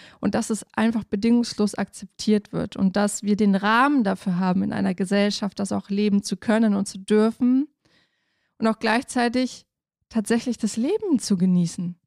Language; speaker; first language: German; native; German